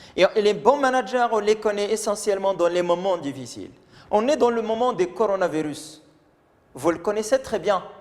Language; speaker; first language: French; non-native, local second language; Arabic